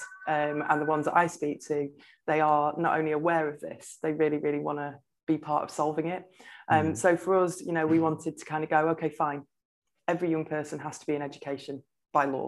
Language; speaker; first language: English; native; English